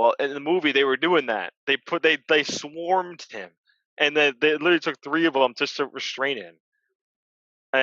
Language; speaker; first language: English; native; English